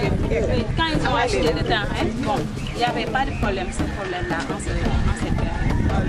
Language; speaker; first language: French; non-native, local second language; Wolof